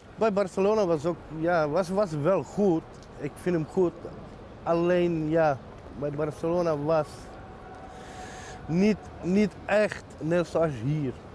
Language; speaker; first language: Dutch; non-native, local second language; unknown